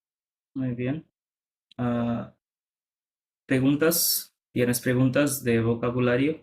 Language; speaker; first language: Spanish; non-native, fluent; Bangla